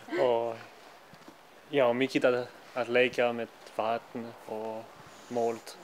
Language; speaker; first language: Icelandic; non-native, learner; Swiss German